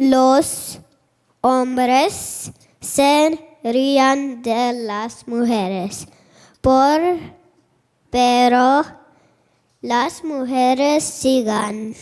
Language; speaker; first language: Spanish; non-native, learner; English